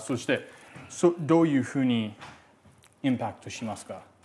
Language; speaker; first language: Japanese; non-native, fluent; English